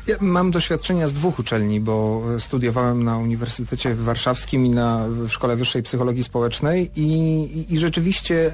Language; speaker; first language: Polish; native; Polish